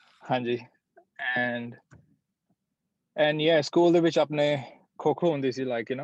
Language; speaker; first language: English; non-native, local second language; Punjabi